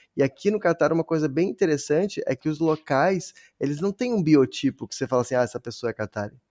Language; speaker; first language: Portuguese; native; Portuguese